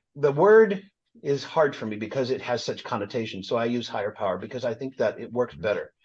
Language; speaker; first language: English; native; English